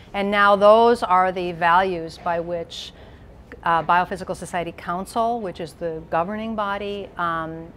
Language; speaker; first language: English; native; English